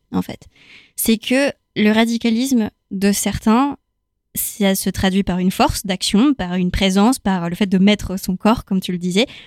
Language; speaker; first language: French; non-native, fluent; Spanish